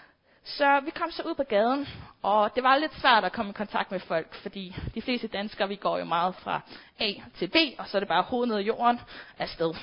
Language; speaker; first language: Danish; native; Danish